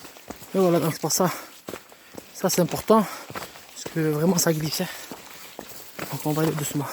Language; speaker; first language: French; native; French